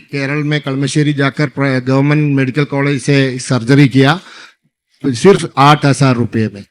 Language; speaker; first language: Hindi; non-native, local second language; Malayalam